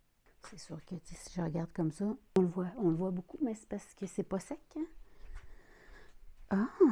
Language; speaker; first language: French; native; French